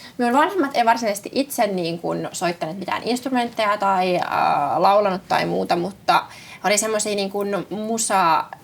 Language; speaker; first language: Finnish; native; Finnish